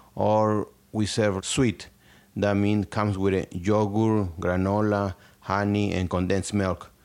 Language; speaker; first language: English; non-native, learner; Spanish